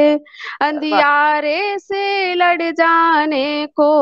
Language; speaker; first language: Hindi; native; Hindi